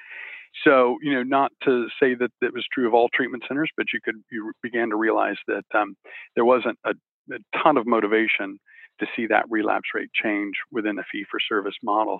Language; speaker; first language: English; native; English